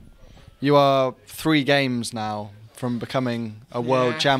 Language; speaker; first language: English; native; English